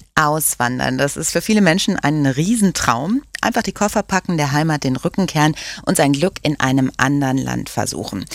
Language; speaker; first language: German; native; German